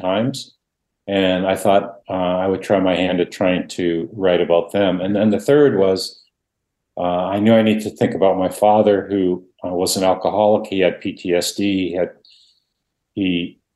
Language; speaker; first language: English; non-native, fluent; Dutch